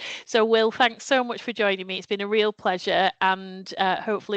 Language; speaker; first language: English; native; English